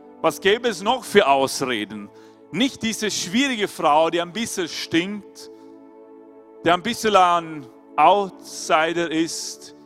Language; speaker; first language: German; non-native, fluent; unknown